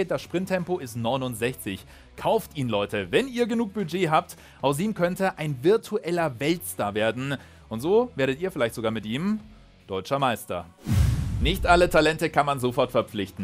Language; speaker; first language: German; native; German